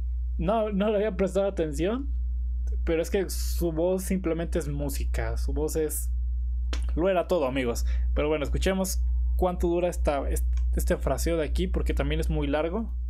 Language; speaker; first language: Spanish; native; Spanish